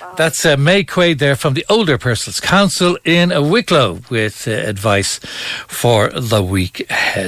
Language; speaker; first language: English; native; English